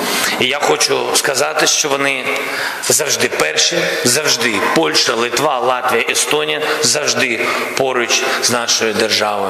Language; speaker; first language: Ukrainian; non-native, local second language; Russian